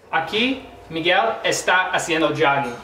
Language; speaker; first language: Spanish; non-native, learner; English